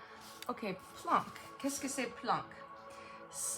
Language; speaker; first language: French; non-native, learner; English